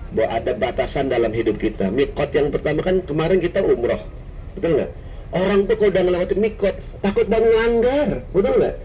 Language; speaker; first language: Indonesian; native; Indonesian